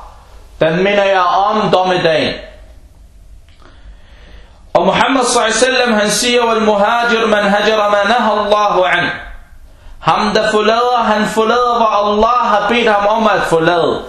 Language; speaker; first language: Danish; early bilingual, other home language; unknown